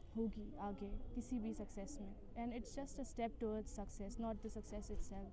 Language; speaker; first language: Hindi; non-native, local second language; Kashmiri